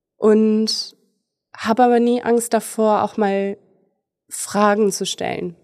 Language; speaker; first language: German; native; German